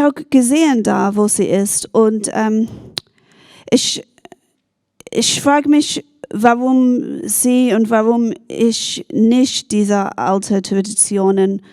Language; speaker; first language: German; non-native, fluent; English